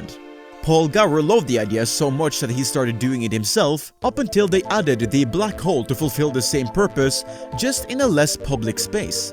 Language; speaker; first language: English; native; English